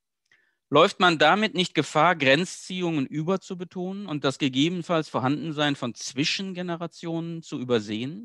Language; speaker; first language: German; native; German